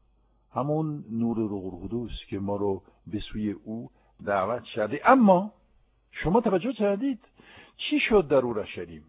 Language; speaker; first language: Persian; non-native, fluent; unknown